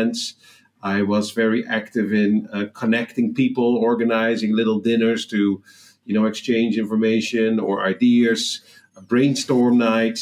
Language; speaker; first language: English; non-native, fluent; Dutch